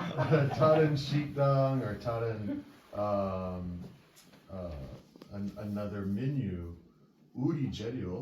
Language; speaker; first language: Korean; non-native, learner; English